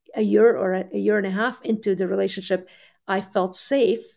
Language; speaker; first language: English; early bilingual, other home language; Arabic